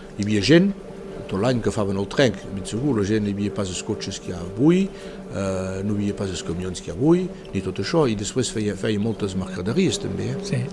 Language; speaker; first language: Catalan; early bilingual, heritage; Catalan